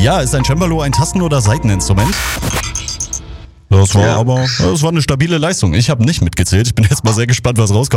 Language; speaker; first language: German; native; German